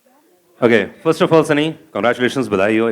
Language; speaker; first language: Hindi; native; Hindi